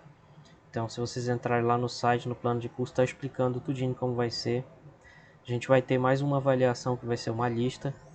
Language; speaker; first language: Portuguese; native; Portuguese